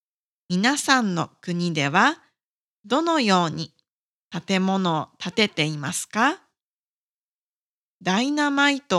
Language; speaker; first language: Japanese; native; Japanese